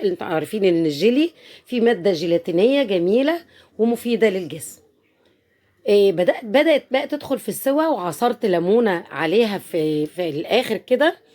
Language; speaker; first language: Arabic; native; Arabic